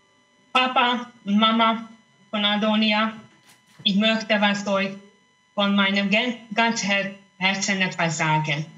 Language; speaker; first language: German; non-native, learner; Hungarian